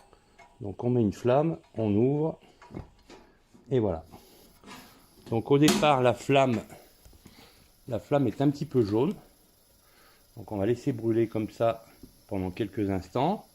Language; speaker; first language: French; native; French